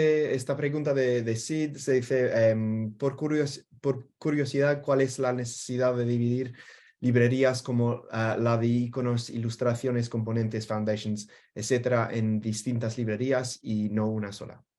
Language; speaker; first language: Spanish; non-native, fluent; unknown